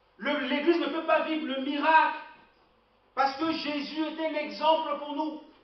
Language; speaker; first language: French; non-native, local second language; Lingala